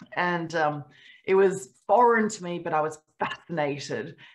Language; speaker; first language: English; native; English